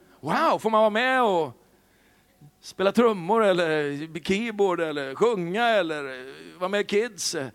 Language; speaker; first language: Swedish; native; Swedish